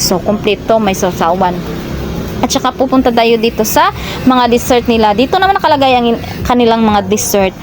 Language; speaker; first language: Filipino; non-native, local second language; Cebuano